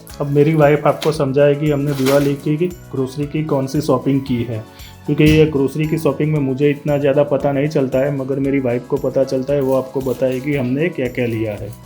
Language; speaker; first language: Hindi; non-native, local second language; Gujarati